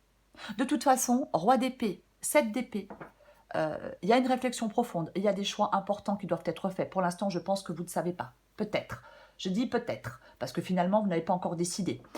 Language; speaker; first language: French; native; French